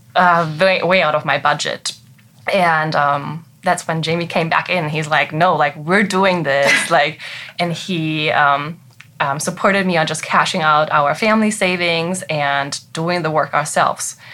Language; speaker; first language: English; non-native, fluent; German